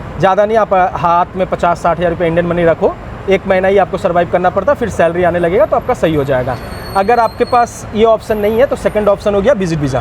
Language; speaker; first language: Hindi; non-native, local second language; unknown